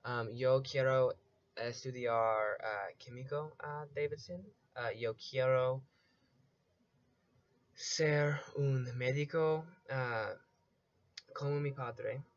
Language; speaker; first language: Spanish; non-native, learner; English